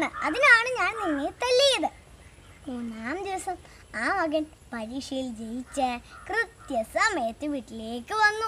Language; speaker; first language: Malayalam; native; Malayalam